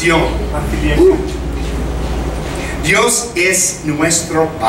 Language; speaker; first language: Spanish; non-native, fluent; English